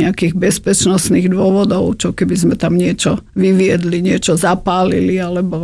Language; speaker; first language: Slovak; native; Slovak